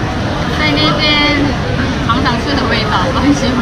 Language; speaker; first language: Chinese; non-native, fluent; Korean